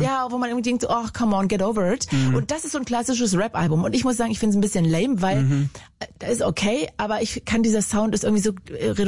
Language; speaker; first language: German; native; German